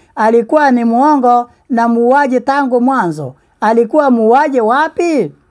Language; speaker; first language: Swahili; non-native, local second language; Meru